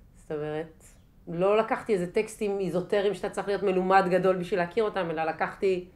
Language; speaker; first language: Hebrew; native; Hebrew